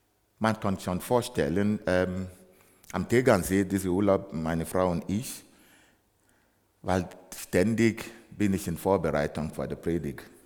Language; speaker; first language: German; non-native, fluent; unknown